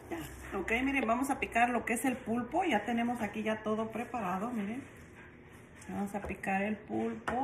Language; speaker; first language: Spanish; native; Spanish